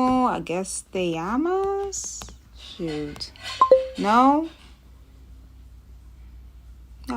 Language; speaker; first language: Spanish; non-native, learner; English